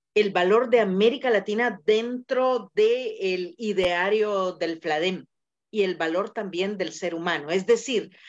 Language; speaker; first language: Spanish; native; Spanish